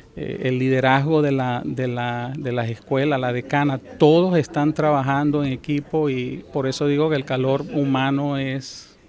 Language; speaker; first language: Spanish; native; Spanish